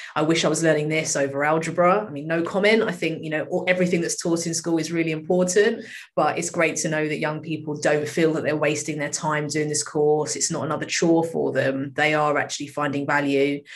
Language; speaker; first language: English; native; English